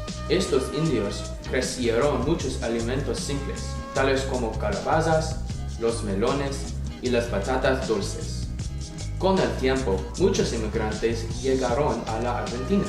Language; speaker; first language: Spanish; non-native, learner; English